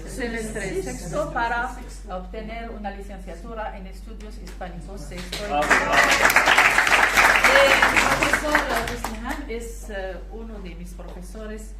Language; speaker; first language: Spanish; non-native, learner; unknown